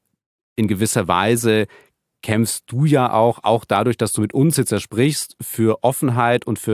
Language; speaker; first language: German; native; German